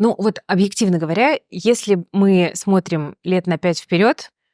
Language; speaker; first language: Russian; native; Russian